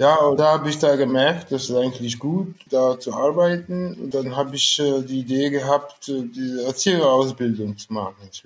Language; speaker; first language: German; non-native, fluent; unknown